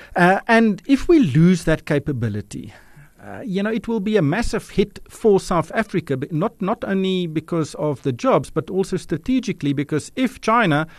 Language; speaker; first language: English; non-native, local second language; Afrikaans